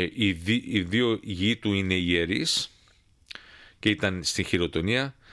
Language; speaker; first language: Greek; early bilingual, heritage; Greek